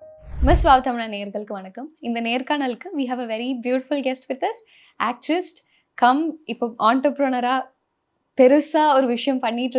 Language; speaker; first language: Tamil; native; Tamil